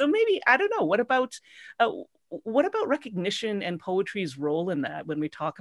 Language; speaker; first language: English; native; English